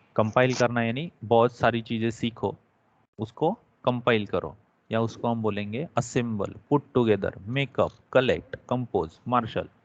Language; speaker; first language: Hindi; non-native, local second language; Marathi